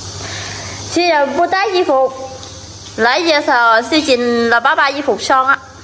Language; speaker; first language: Chinese; non-native, fluent; Vietnamese